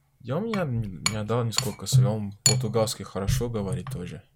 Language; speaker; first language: Russian; non-native, learner; Portuguese